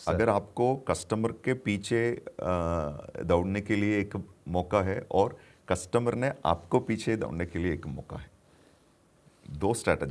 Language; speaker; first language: Hindi; non-native, local second language; Malayalam